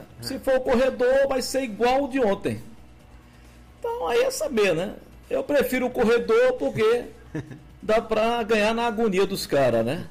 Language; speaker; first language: Portuguese; native; Portuguese